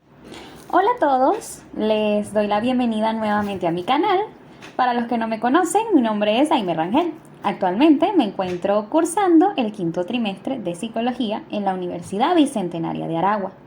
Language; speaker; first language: Spanish; native; Spanish